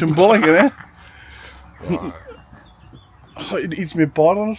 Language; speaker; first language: Dutch; native; Dutch